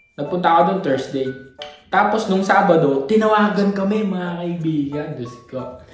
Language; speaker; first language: Filipino; native; Filipino